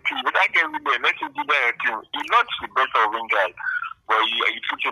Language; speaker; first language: English; non-native, local second language; Yoruba